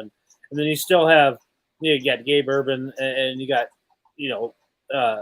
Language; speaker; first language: English; native; English